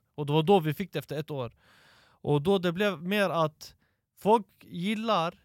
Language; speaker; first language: Swedish; native; Swedish